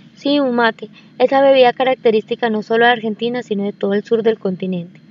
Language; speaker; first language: Spanish; native; Spanish